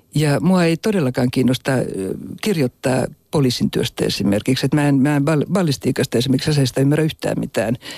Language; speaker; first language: Finnish; native; Finnish